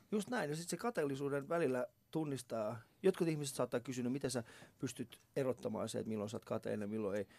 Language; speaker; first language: Finnish; non-native, fluent; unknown